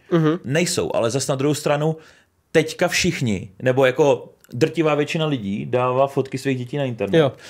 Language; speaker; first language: Czech; native; Czech